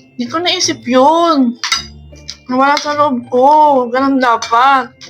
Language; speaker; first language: Filipino; native; Filipino